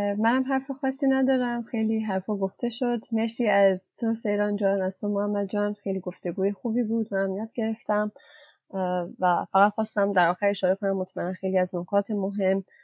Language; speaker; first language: Persian; non-native, local second language; Kurdish